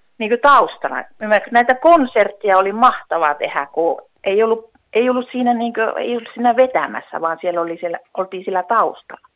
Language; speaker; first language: Finnish; early bilingual, heritage; Finnish